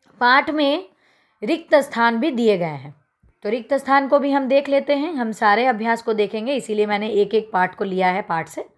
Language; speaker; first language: Hindi; native; Hindi